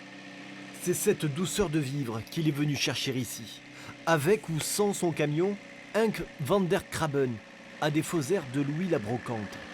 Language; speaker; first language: French; native; French